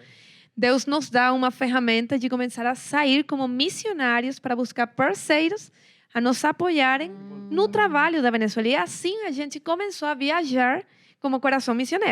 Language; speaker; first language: Portuguese; non-native, fluent; Spanish